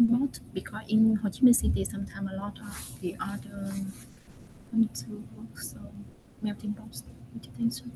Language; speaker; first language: English; non-native, learner; Vietnamese